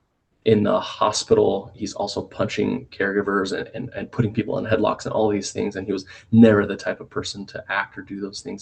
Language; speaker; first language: English; native; English